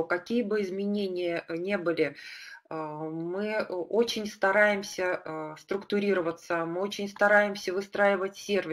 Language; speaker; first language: Russian; native; Russian